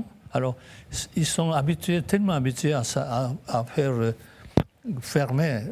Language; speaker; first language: French; non-native, fluent; Japanese